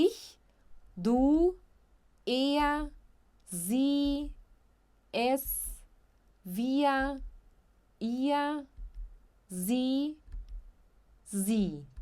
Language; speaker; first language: German; non-native, fluent; Portuguese